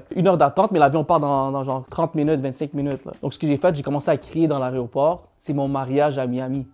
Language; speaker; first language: French; native; French